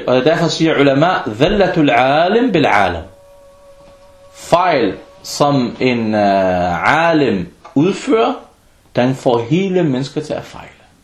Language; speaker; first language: Danish; early bilingual, other home language; Arabic